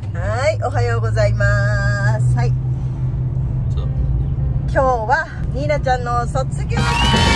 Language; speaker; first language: Japanese; native; Japanese